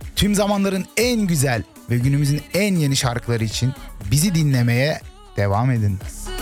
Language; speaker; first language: Turkish; early bilingual, heritage; Turkish